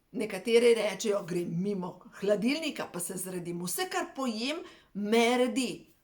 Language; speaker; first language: Slovenian; native; Slovenian